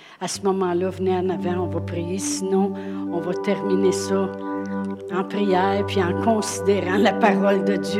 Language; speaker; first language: French; native; French